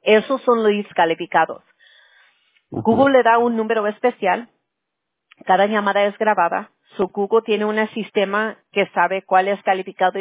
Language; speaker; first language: Spanish; early bilingual, heritage; Spanish